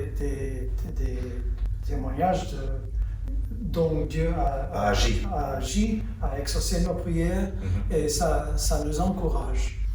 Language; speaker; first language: French; early bilingual, heritage; French